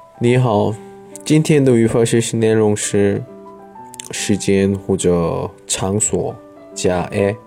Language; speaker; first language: Chinese; non-native, learner; Korean